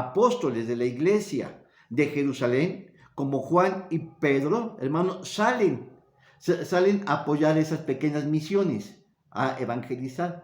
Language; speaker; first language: Spanish; native; Spanish